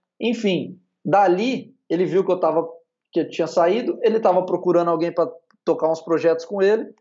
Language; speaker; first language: Portuguese; native; Portuguese